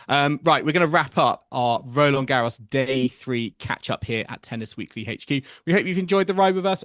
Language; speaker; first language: English; native; English